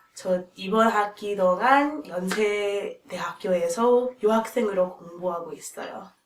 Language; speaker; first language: Korean; non-native, learner; English